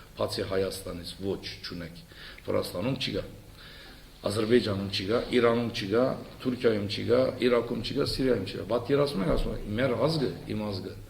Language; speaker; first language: Armenian; early bilingual, heritage; Armenian